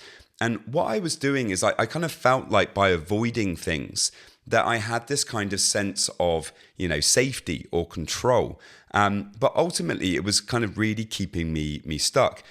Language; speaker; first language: English; native; English